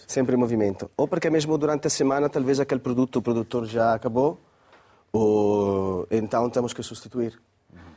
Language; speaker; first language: Portuguese; non-native, fluent; Italian